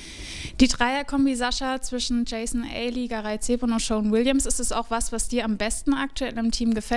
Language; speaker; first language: German; native; German